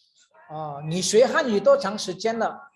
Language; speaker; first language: Chinese; non-native, fluent; Indonesian